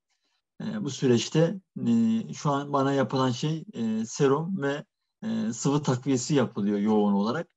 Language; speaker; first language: Turkish; native; Turkish